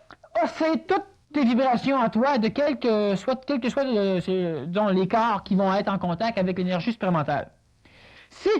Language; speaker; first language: French; native; French